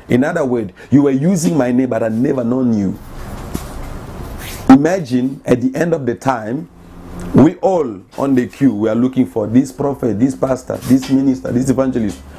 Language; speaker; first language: English; non-native, fluent; Lingala